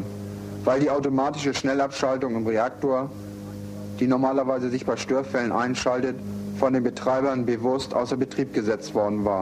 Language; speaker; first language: German; native; German